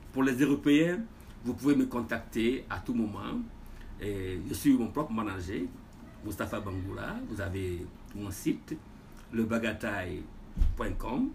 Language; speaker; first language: French; non-native, local second language; Susu